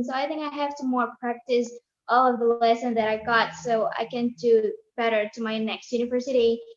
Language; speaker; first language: English; non-native, learner; Indonesian